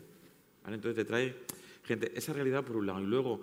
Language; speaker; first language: Spanish; native; Spanish